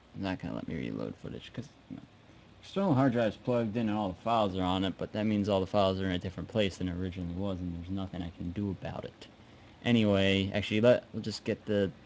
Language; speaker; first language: English; native; English